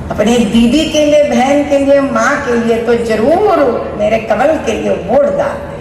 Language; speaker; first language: Hindi; non-native, local second language; Telugu